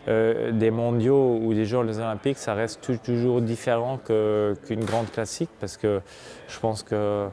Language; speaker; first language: French; non-native, local second language; Luxembourgish